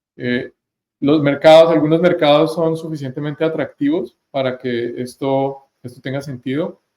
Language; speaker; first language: Spanish; native; Spanish